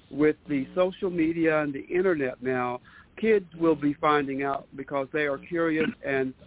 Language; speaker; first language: English; native; English